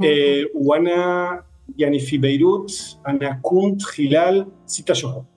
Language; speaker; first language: Arabic; non-native, fluent; Spanish